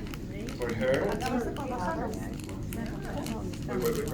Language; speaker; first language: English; non-native, learner; Spanish